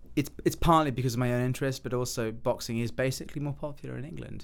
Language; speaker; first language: English; native; English